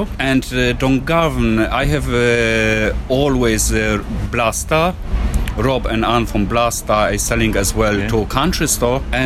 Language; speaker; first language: English; non-native, fluent; Polish